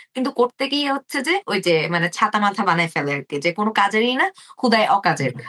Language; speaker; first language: Bangla; native; Bangla